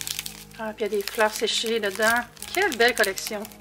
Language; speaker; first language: French; native; French